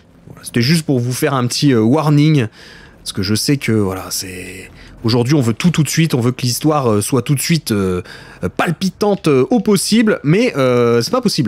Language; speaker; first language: French; native; French